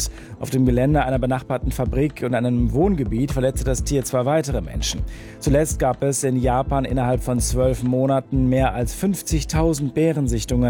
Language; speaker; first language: German; native; German